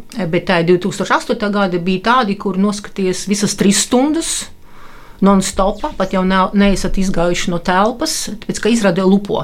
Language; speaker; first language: Latvian; non-native, local second language; Russian